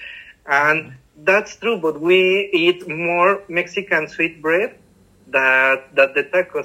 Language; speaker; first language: English; non-native, fluent; Spanish